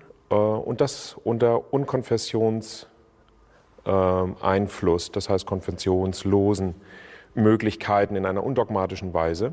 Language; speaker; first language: German; native; German